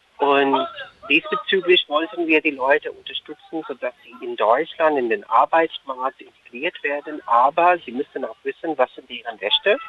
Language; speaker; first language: German; non-native, fluent; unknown